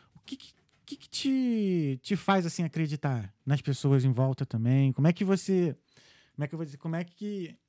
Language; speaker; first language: Portuguese; native; Portuguese